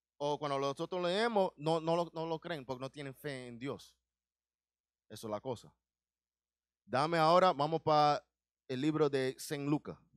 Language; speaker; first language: Spanish; early bilingual, heritage; Spanish